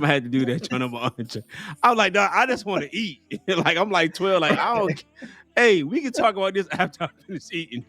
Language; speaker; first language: English; native; English